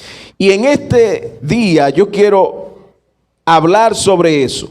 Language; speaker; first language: Spanish; native; Spanish